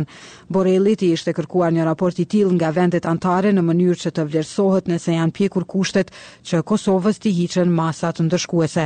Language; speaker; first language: Albanian; native; Albanian